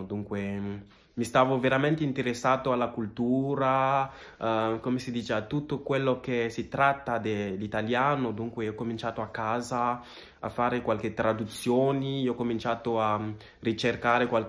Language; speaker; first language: Italian; non-native, fluent; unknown